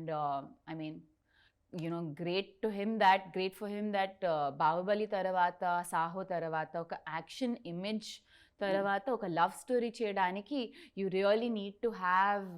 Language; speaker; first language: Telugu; non-native, learner; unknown